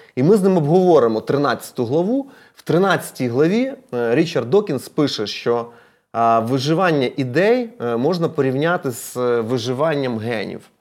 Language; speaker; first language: Ukrainian; non-native, local second language; Russian